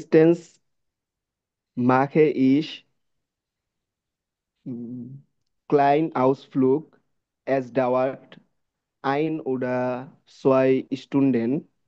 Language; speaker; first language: German; non-native, learner; Bangla